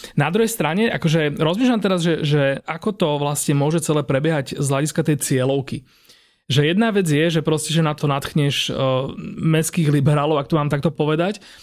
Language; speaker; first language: Slovak; native; Slovak